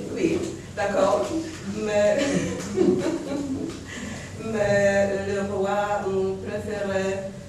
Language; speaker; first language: French; non-native, learner; Polish